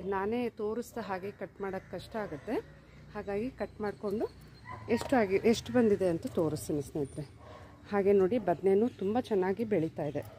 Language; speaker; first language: Kannada; non-native, local second language; Telugu